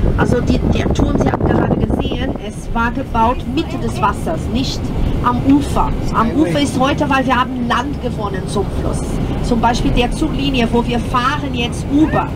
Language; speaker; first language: German; non-native, fluent; Portuguese